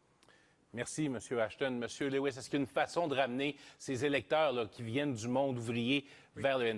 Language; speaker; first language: French; native; French